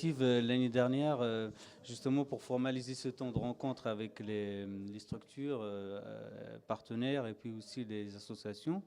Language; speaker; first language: French; native; French